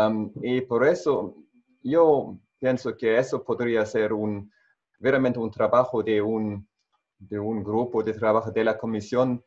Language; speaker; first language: Spanish; non-native, fluent; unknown